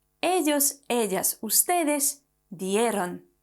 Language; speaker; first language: Spanish; non-native, fluent; Polish